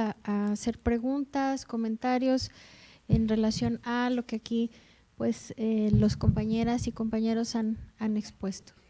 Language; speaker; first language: Spanish; native; Spanish